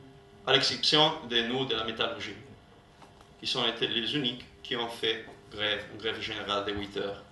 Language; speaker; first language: French; non-native, learner; Italian